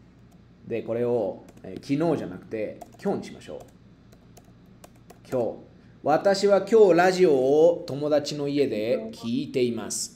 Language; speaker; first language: Japanese; non-native, fluent; Spanish